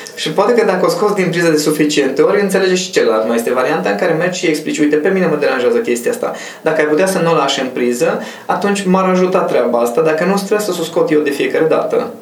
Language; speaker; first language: Romanian; non-native, local second language; Hungarian